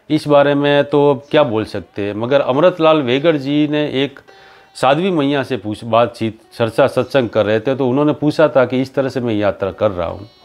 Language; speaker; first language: Hindi; native; Hindi